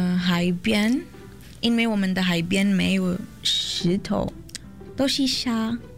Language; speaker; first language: Chinese; non-native, learner; Portuguese